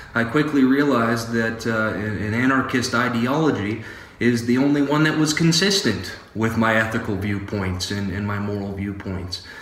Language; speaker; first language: English; native; English